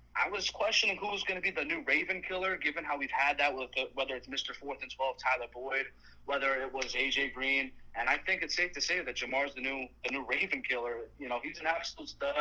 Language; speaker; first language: English; native; English